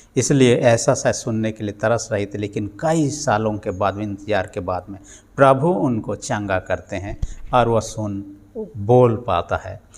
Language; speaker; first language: Hindi; native; Hindi